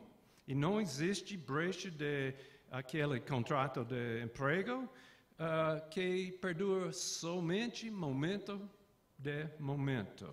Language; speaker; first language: Portuguese; non-native, fluent; English